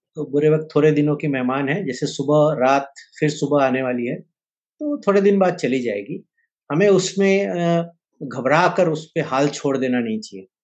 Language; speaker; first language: Hindi; native; Hindi